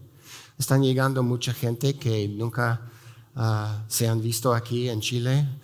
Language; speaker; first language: Spanish; non-native, fluent; English